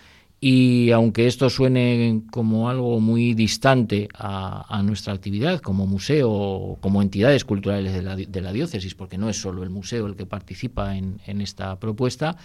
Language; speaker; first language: Spanish; native; Spanish